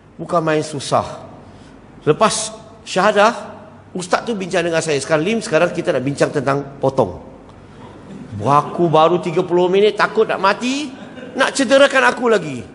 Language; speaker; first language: Malay; non-native, local second language; Chinese